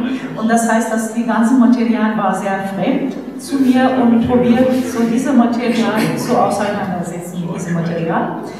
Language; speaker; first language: German; non-native, fluent; Turkish